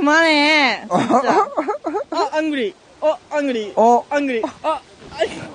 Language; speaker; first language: Korean; non-native, learner; Japanese